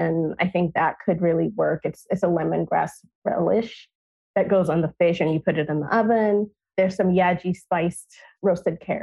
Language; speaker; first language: English; non-native, local second language; Yoruba